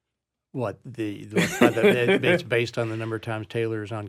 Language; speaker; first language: English; native; English